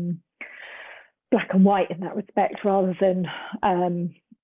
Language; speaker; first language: English; native; English